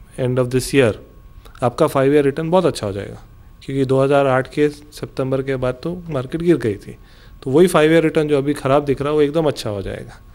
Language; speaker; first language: Hindi; non-native, local second language; Gujarati